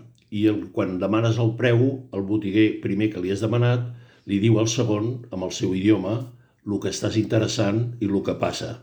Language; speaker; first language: Catalan; native; Catalan